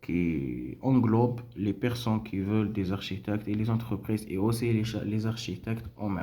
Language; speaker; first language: French; non-native, local second language; Arabic